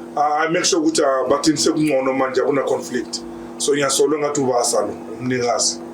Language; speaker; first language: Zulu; non-native, local second language; Venda